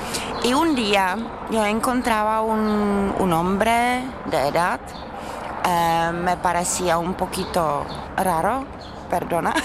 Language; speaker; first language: Spanish; non-native, fluent; Czech